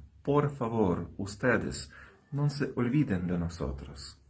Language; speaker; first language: Spanish; non-native, fluent; Ukrainian